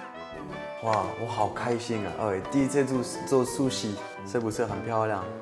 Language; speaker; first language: Chinese; non-native, fluent; French